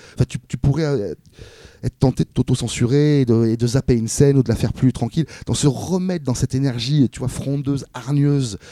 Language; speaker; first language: French; native; French